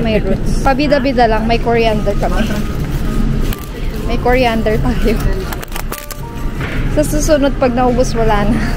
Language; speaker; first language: Filipino; native; Filipino